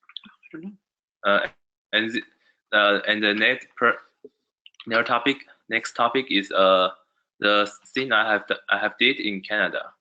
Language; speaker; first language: English; non-native, learner; Chinese